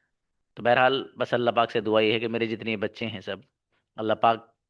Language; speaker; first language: Hindi; native; Hindi